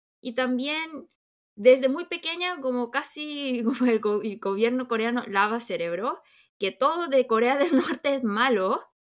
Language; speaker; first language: Spanish; early bilingual, other home language; Korean